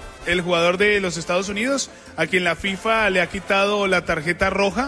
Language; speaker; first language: Spanish; native; Spanish